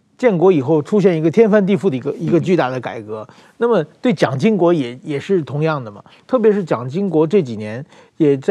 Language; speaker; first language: Chinese; non-native, fluent; Japanese